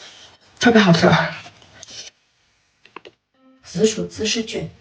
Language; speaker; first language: Chinese; native; Chinese